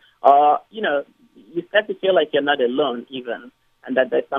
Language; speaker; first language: English; non-native, local second language; Igbo